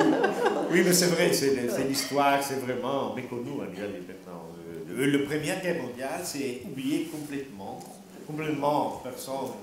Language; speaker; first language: French; non-native, learner; Italian